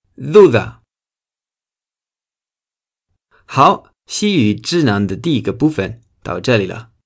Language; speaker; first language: Chinese; non-native, fluent; Spanish